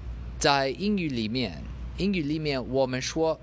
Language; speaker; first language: Chinese; non-native, learner; English